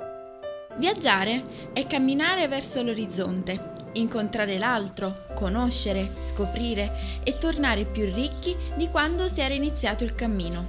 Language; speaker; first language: Italian; native; Italian